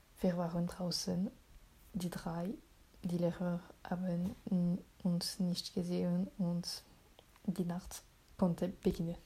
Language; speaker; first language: German; non-native, learner; French